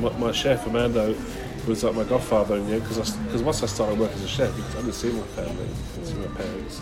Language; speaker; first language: English; native; English